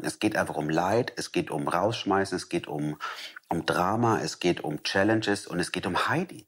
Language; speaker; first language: German; native; German